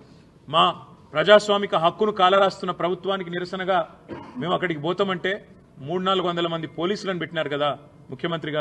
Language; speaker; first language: Telugu; native; Telugu